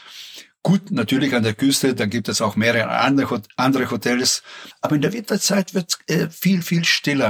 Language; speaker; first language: German; non-native, fluent; Slovenian